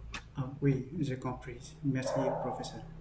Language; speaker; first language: French; non-native, learner; Vietnamese